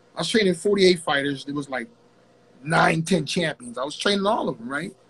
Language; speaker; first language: English; native; English